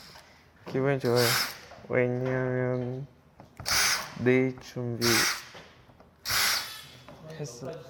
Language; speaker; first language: Korean; early bilingual, other home language; English